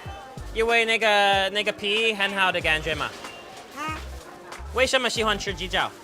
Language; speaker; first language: Chinese; non-native, learner; English